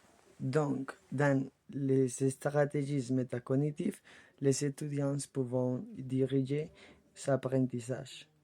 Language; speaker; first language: French; non-native, learner; Spanish